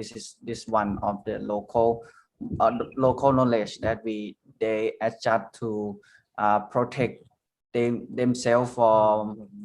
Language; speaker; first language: English; non-native, learner; Thai